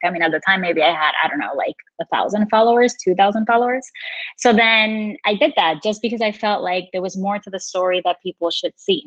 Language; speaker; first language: English; non-native, fluent; Spanish